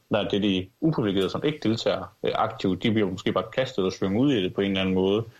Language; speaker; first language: Danish; early bilingual, other home language; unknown